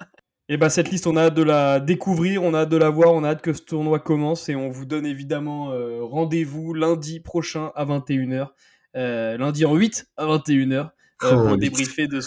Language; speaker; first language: French; native; French